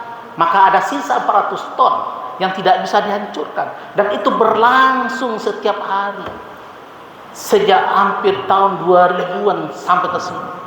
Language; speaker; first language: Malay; non-native, local second language; Minangkabau